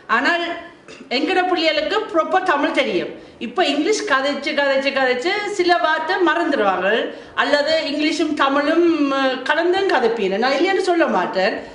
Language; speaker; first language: Tamil; non-native, fluent; German